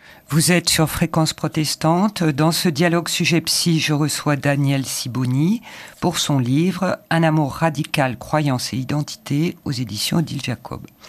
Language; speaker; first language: French; native; French